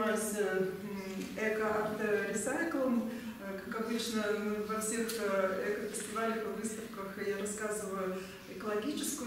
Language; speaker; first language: Russian; native; Russian